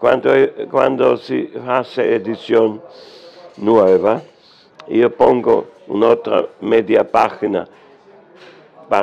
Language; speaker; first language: Spanish; non-native, learner; German